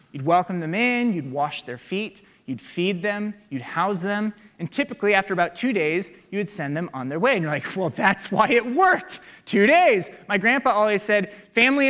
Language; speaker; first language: English; native; English